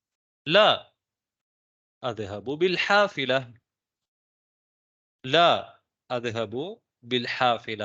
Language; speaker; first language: Arabic; non-native, fluent; Tamil